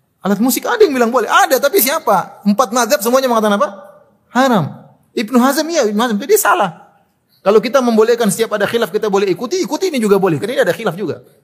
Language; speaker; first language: Indonesian; native; Indonesian